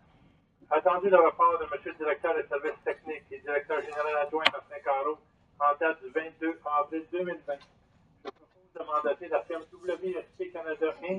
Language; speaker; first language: French; native; French